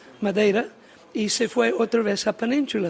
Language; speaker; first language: Spanish; non-native, learner; English